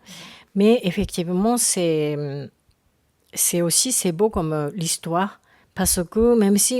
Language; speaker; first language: French; non-native, learner; Japanese